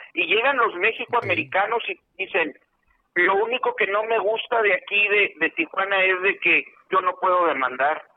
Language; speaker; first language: Spanish; non-native, fluent; Haitian Creole